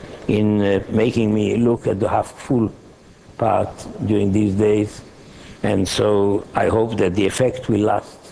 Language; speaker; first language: English; non-native, fluent; Hebrew